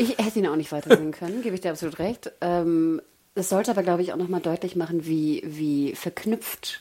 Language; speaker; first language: German; native; German